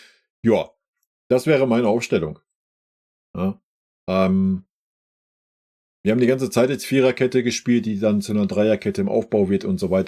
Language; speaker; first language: German; native; German